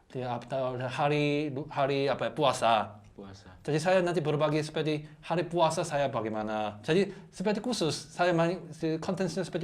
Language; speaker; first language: Indonesian; non-native, learner; Korean